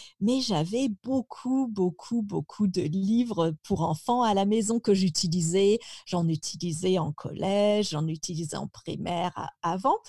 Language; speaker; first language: French; native; French